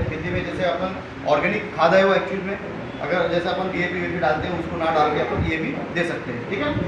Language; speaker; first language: Hindi; non-native, local second language; Marathi